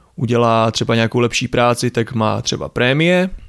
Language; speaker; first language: Czech; native; Czech